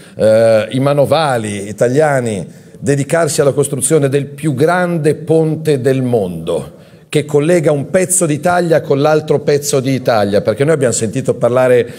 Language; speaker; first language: Italian; native; Italian